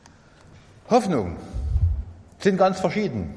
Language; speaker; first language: German; native; German